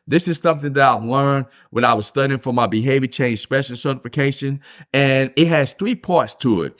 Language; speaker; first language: English; native; English